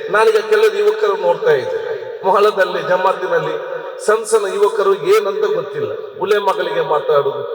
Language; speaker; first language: Kannada; non-native, local second language; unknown